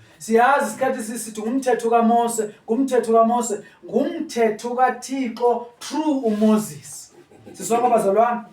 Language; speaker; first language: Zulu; non-native, local second language; Xhosa